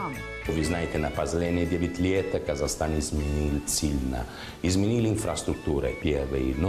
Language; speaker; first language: Russian; non-native, learner; Italian